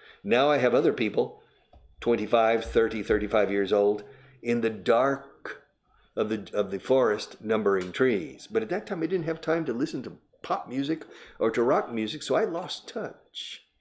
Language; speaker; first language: English; native; English